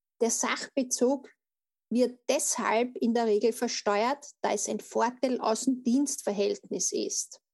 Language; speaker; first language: German; native; German